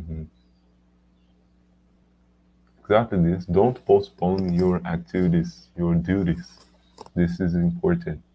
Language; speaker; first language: English; non-native, learner; Portuguese